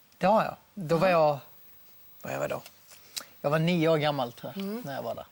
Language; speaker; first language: Swedish; native; Swedish